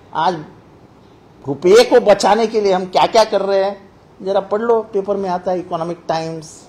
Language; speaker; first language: Hindi; non-native, local second language; Marathi